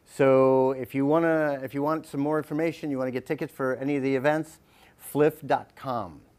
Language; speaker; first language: English; native; English